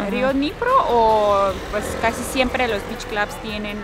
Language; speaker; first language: Spanish; early bilingual, heritage; Russian